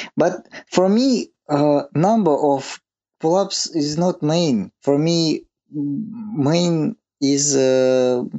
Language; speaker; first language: English; non-native, learner; Russian